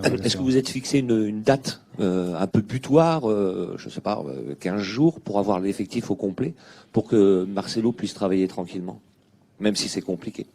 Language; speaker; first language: French; native; French